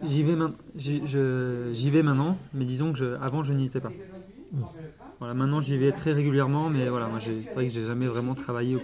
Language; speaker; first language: French; native; French